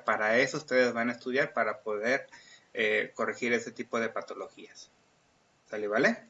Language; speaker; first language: Spanish; native; Spanish